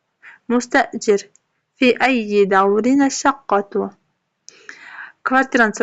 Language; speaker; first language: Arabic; non-native, fluent; Kyrgyz